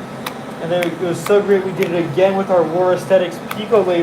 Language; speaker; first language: English; native; English